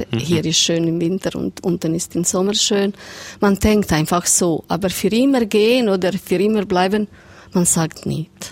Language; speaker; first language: German; non-native, learner; Serbian